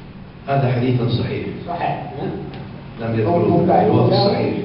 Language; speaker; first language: Arabic; native; Arabic